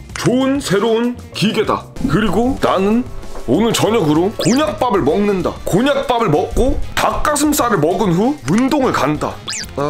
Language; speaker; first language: Korean; early bilingual, heritage; Korean